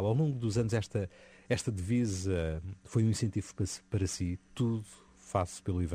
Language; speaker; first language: Portuguese; native; Portuguese